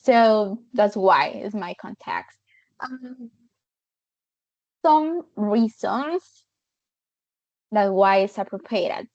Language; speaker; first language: English; non-native, fluent; Spanish